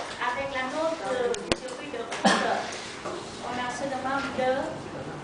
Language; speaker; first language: French; non-native, learner; Vietnamese